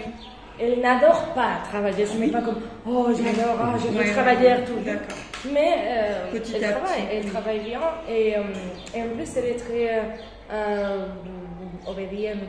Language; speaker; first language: French; non-native, fluent; Spanish